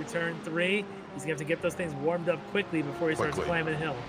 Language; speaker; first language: English; native; English